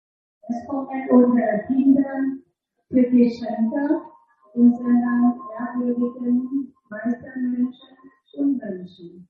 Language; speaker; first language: German; non-native, learner; Vietnamese